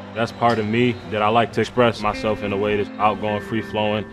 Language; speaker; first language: English; native; English